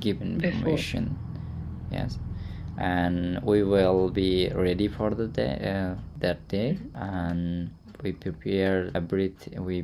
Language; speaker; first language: English; non-native, learner; Hindi